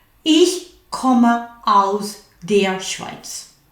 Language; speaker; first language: German; non-native, fluent; English